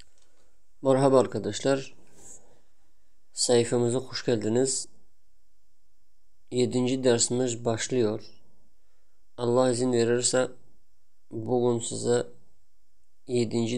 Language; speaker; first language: Turkish; non-native, learner; Tajik